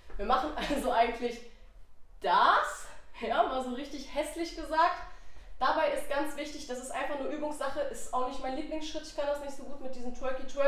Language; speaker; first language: German; native; German